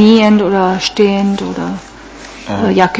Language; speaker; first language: German; non-native, fluent; Italian